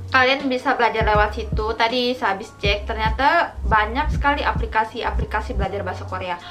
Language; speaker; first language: Indonesian; native; Indonesian